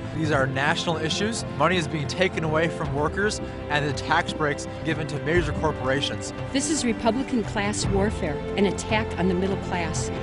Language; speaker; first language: English; native; English